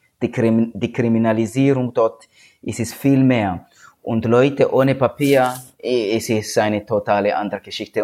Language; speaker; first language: German; non-native, learner; Swahili